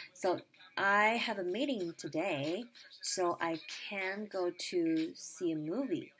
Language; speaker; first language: English; non-native, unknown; Chinese